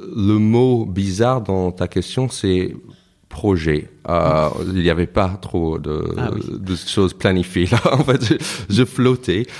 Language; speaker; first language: French; non-native, fluent; English